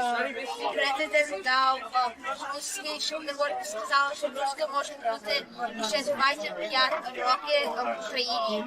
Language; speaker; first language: Ukrainian; early bilingual, heritage; Ukrainian